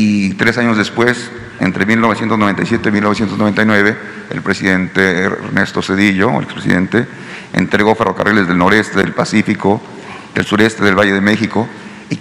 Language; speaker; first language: Spanish; native; Spanish